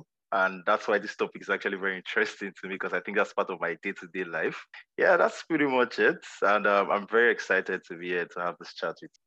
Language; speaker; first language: English; non-native, local second language; Yoruba